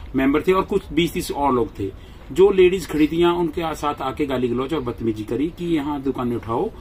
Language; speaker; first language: Hindi; non-native, local second language; Punjabi